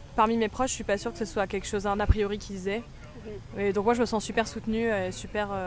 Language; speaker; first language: French; native; French